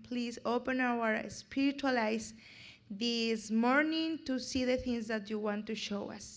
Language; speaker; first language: English; non-native, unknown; Spanish